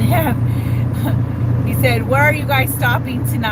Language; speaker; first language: English; native; English